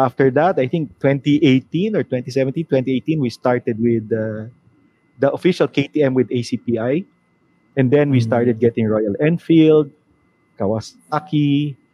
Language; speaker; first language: English; non-native, local second language; Filipino